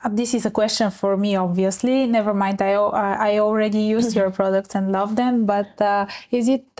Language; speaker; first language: English; non-native, fluent; Bulgarian